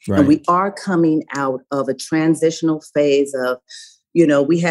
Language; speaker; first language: English; native; English